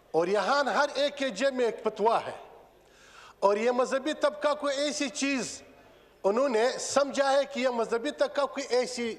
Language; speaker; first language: Urdu; non-native, local second language; Pashto